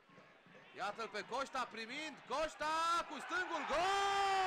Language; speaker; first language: Romanian; native; Romanian